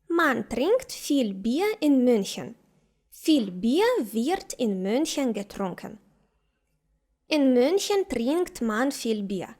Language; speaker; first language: German; non-native, fluent; Ukrainian